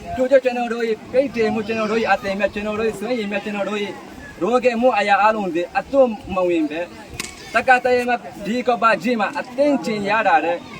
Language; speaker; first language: Burmese; non-native, local second language; Rohingya